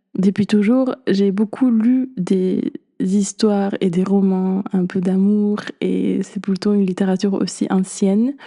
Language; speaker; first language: French; non-native, fluent; Spanish